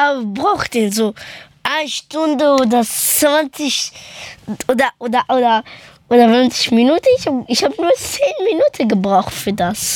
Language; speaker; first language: German; early bilingual, other home language; Persian